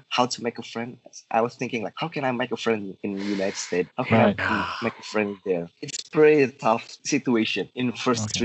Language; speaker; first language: English; non-native, learner; Indonesian